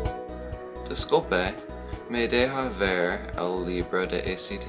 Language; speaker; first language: Spanish; non-native, learner; English